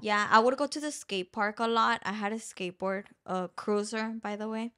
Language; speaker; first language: English; early bilingual, other home language; Spanish